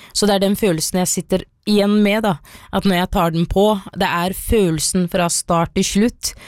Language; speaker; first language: Norwegian; early bilingual, other home language; Somali